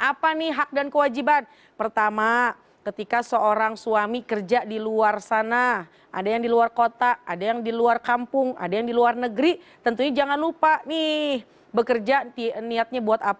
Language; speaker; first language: Indonesian; native; Indonesian